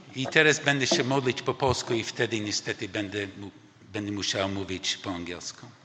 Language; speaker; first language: Polish; non-native, learner; English